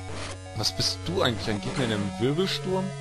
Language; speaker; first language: German; native; German